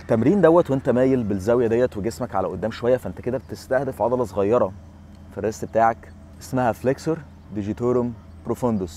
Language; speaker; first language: Arabic; native; Arabic